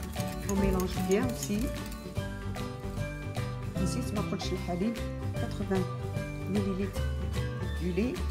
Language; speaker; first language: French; non-native, local second language; Arabic